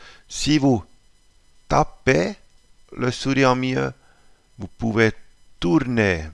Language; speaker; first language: French; non-native, local second language; German